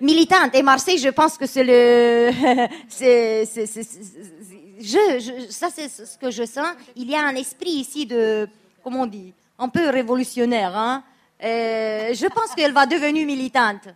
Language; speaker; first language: French; non-native, fluent; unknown